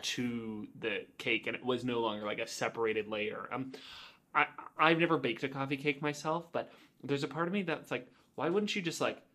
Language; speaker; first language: English; native; English